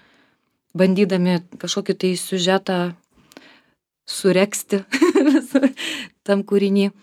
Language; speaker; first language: Lithuanian; native; Lithuanian